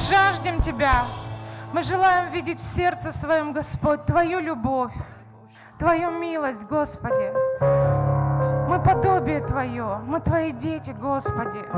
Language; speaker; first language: Russian; native; Russian